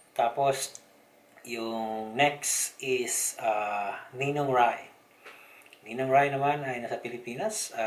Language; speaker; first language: Filipino; non-native, local second language; Cebuano